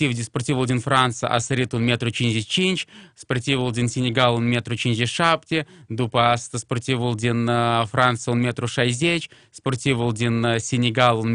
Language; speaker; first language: Romanian; non-native, local second language; Russian